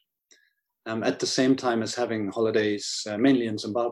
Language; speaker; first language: English; native; English